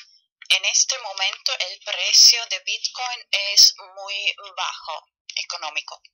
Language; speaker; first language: Spanish; non-native, learner; German